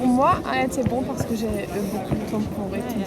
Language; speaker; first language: French; non-native, learner; German